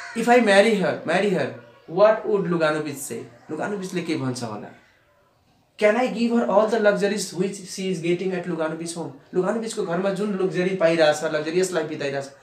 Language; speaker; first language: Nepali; non-native, local second language; Bhojpuri